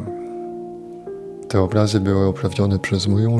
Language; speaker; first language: Polish; non-native, fluent; French